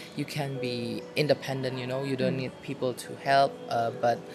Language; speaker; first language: English; non-native, fluent; Indonesian